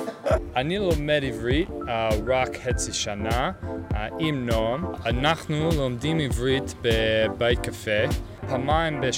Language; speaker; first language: Hebrew; non-native, learner; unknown